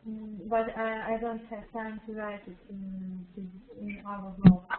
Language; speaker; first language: English; non-native, learner; Russian